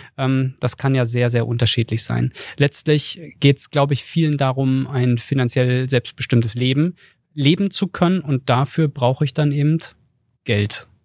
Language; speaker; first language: German; native; German